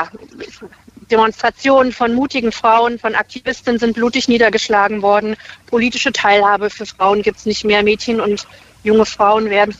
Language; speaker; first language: German; native; German